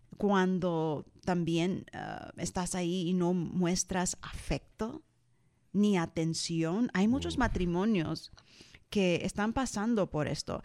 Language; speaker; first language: Spanish; early bilingual, heritage; Spanish